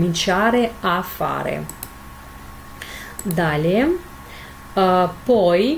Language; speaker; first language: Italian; non-native, fluent; Russian